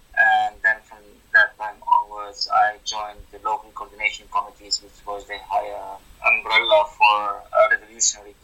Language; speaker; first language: English; non-native, fluent; Arabic